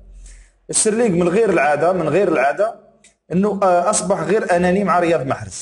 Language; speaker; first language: Arabic; native; Arabic